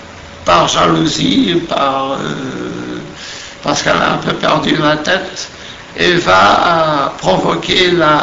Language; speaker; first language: French; non-native, fluent; Portuguese